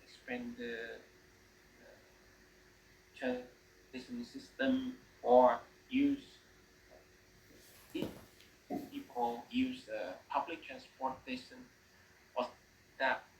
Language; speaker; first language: English; non-native, learner; Vietnamese